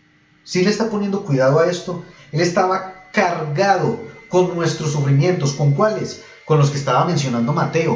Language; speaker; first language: Spanish; native; Spanish